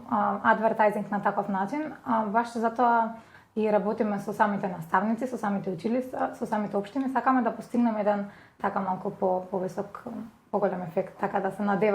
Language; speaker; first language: Macedonian; native; Macedonian